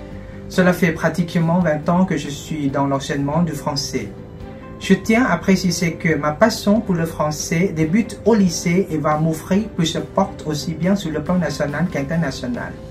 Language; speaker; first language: French; non-native, fluent; Thai